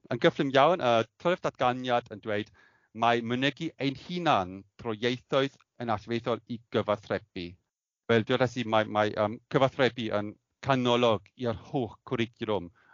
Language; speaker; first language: Welsh; non-native, fluent; German